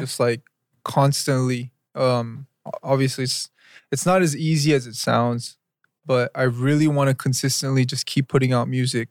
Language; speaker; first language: English; early bilingual, other home language; Korean